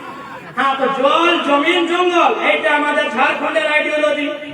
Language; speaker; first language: Bangla; non-native, local second language; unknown